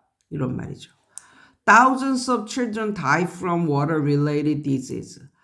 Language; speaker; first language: English; non-native, fluent; Korean